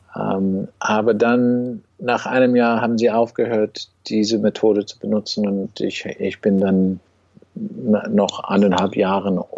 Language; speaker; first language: German; non-native, fluent; English